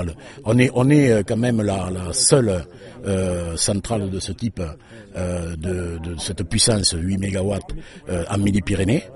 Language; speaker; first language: French; native; French